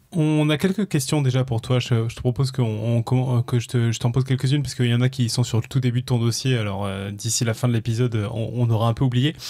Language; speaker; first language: French; native; French